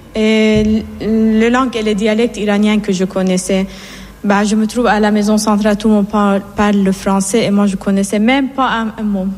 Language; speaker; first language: French; non-native, fluent; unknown